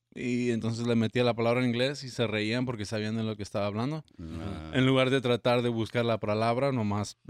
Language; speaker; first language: Spanish; early bilingual, heritage; Spanish